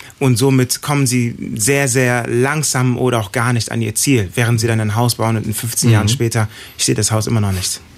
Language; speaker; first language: German; early bilingual, other home language; Akan